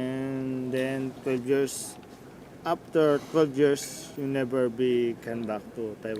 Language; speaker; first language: English; non-native, local second language; Filipino